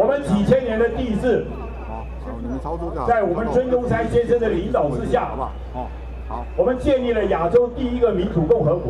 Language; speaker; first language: Chinese; native; Chinese